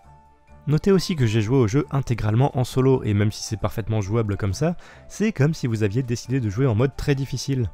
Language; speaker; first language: French; native; French